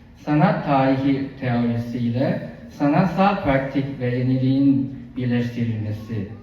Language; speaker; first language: Turkish; non-native, fluent; Chinese